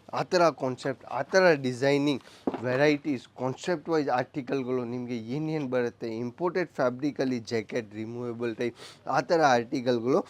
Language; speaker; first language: Kannada; non-native, local second language; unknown